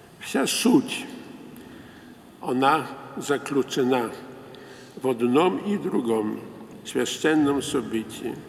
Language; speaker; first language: Polish; non-native, local second language; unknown